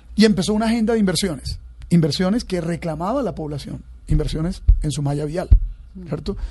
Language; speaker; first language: Spanish; native; Spanish